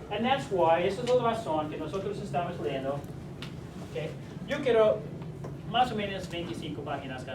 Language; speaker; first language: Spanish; non-native, learner; English